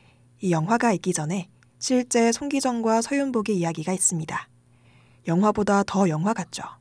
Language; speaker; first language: Korean; native; Korean